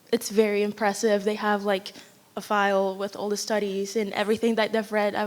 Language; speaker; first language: English; non-native, fluent; Spanish